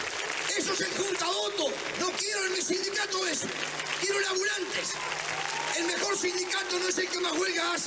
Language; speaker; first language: Spanish; native; Spanish